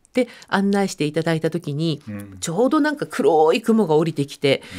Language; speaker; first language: Japanese; native; Japanese